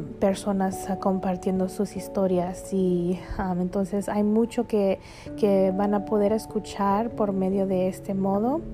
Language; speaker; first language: Spanish; early bilingual, heritage; Spanish